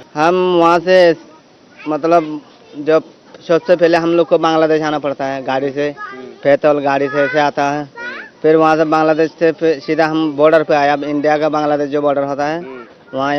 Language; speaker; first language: Hindi; non-native, fluent; Rohingya